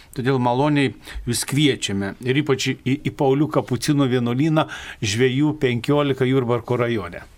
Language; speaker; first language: Lithuanian; native; Lithuanian